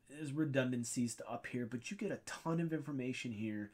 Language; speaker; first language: English; native; English